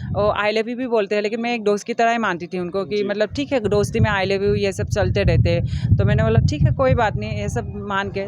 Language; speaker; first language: Hindi; non-native, local second language; Assamese